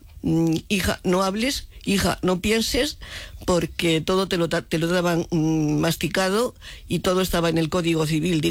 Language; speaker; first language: Spanish; native; Spanish